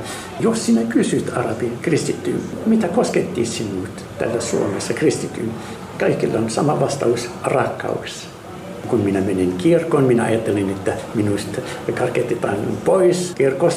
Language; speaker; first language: Finnish; non-native, learner; Arabic